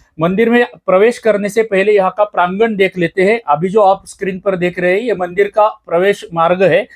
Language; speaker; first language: Hindi; non-native, local second language; Marathi